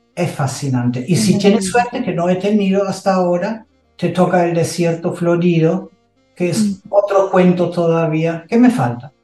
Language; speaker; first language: Spanish; non-native, fluent; German